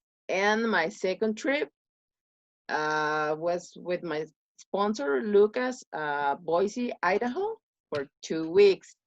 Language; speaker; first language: English; non-native, learner; Spanish